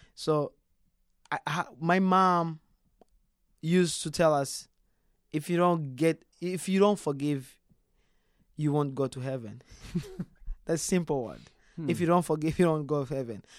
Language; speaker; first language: English; non-native, learner; Kinyarwanda